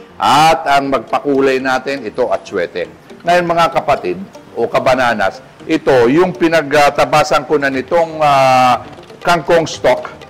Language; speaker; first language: Filipino; non-native, local second language; Bikol